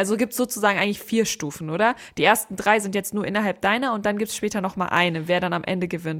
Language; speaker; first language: German; native; German